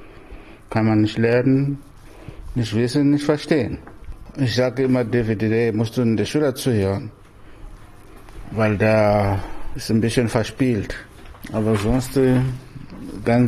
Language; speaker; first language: German; non-native, learner; Portuguese